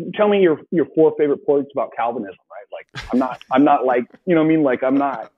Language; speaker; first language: English; native; English